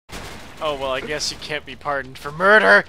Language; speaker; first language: English; native; English